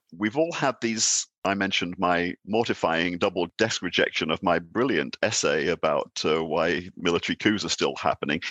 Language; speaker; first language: English; native; English